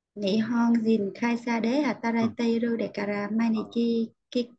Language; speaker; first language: Japanese; non-native, learner; Vietnamese